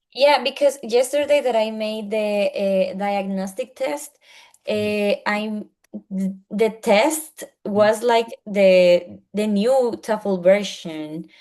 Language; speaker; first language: English; non-native, learner; Spanish